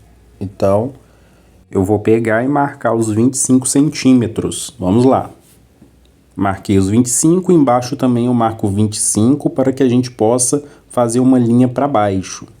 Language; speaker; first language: Portuguese; native; Portuguese